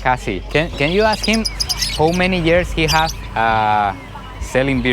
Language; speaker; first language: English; non-native, learner; Spanish